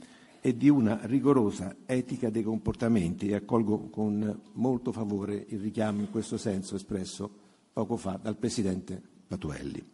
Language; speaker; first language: Italian; native; Italian